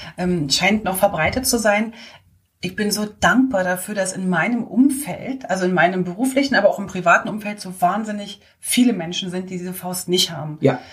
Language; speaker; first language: German; native; German